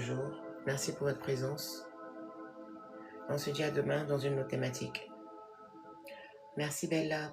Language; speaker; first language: French; native; French